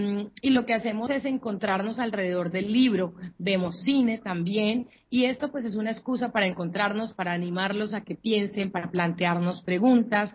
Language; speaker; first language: Spanish; native; Spanish